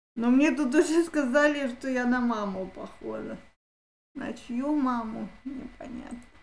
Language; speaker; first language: Russian; native; Russian